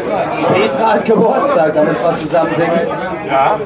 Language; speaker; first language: German; non-native, fluent; Spanish